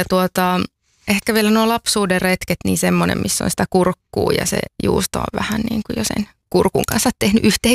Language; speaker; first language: Finnish; native; Finnish